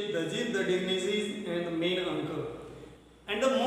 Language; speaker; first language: English; non-native, local second language; Hindi